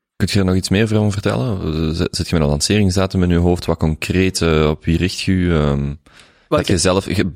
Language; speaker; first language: Dutch; native; Dutch